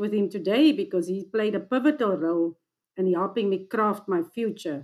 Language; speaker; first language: English; non-native, local second language; Afrikaans